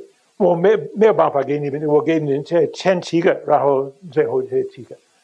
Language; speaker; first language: Chinese; non-native, fluent; English